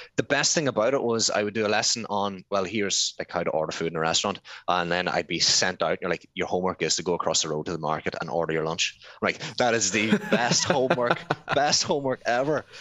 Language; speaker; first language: English; native; English